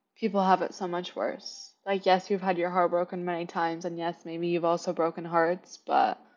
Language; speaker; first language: English; native; English